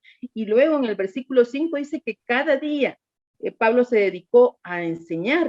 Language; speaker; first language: Spanish; native; Spanish